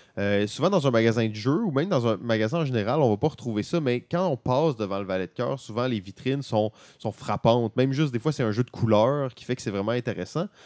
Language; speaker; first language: French; native; French